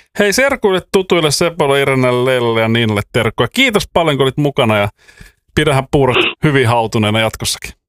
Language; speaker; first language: Finnish; native; Finnish